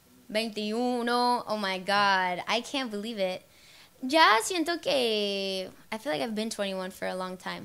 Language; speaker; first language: English; early bilingual, other home language; Spanish